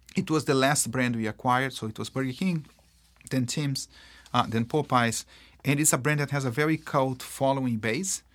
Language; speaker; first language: English; non-native, fluent; Portuguese